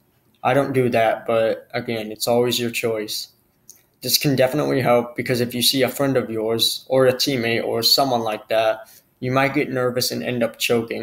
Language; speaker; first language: English; native; English